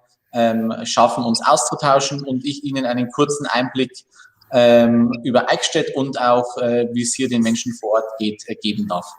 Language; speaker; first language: German; native; German